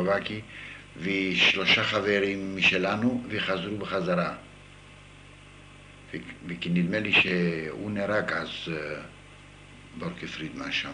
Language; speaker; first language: Hebrew; non-native, fluent; Yiddish